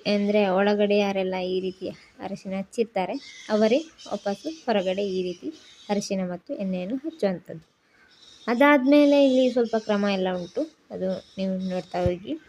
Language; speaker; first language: Kannada; non-native, local second language; Tulu